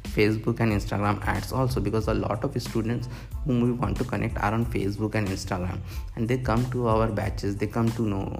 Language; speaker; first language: English; non-native, local second language; Hindi